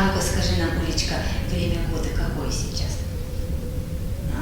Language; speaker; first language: Russian; native; Russian